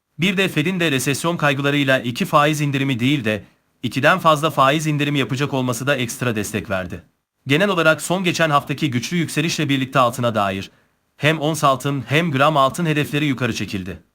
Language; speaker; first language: Turkish; native; Turkish